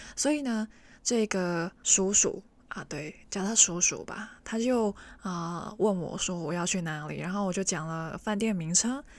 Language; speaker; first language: Chinese; non-native, local second language; Cantonese